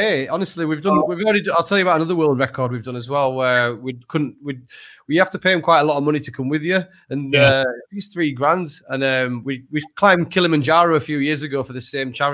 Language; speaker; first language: English; native; English